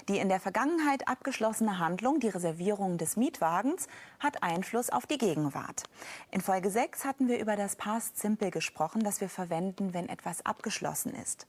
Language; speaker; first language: German; native; German